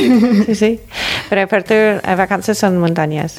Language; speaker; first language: Catalan; non-native, fluent; English